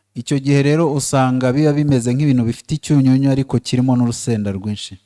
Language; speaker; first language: Kinyarwanda; native; Kinyarwanda